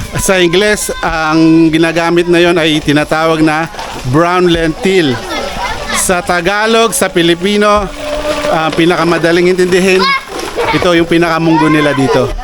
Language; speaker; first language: Filipino; native; Filipino